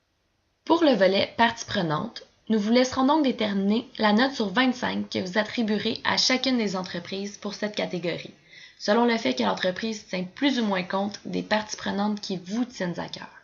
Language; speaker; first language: French; native; French